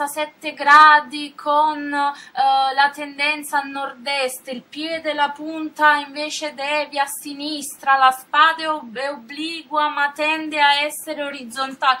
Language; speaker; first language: Italian; native; Italian